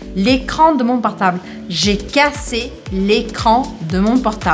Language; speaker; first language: French; non-native, fluent; Portuguese